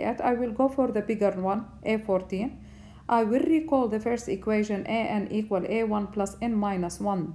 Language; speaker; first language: English; non-native, fluent; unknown